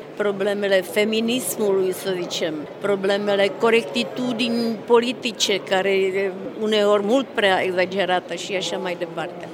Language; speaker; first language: Romanian; non-native, fluent; Czech